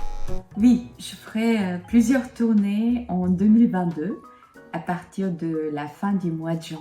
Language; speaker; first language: French; non-native, fluent; Korean